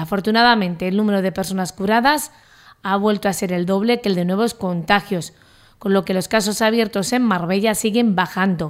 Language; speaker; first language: Spanish; native; Spanish